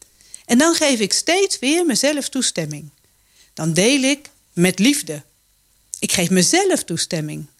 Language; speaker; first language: Dutch; native; Dutch